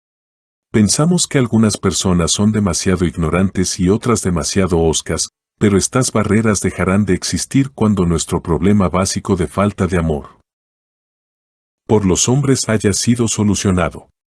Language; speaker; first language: Spanish; native; Spanish